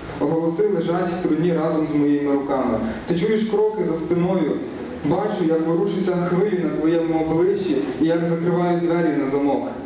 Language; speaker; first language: Ukrainian; native; Ukrainian